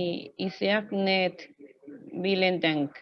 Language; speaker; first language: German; non-native, learner; Spanish